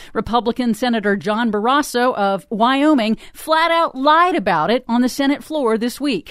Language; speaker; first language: English; native; English